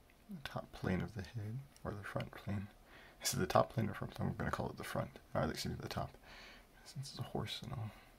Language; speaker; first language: English; native; English